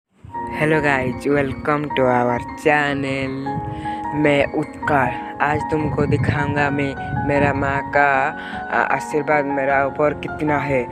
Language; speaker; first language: Hindi; non-native, local second language; Odia